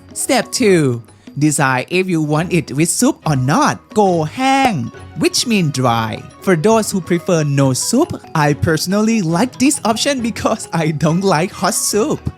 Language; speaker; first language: English; non-native, fluent; Thai